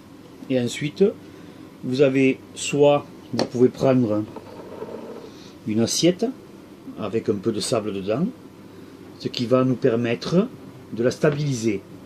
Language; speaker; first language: French; native; French